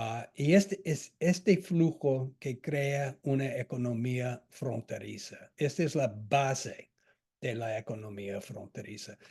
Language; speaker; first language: Spanish; non-native, fluent; English